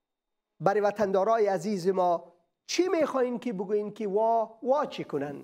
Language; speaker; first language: Persian; native; Persian